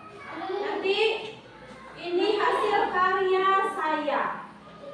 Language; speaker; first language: Indonesian; native; Indonesian